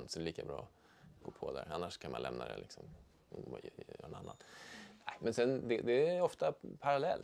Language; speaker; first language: Swedish; native; Swedish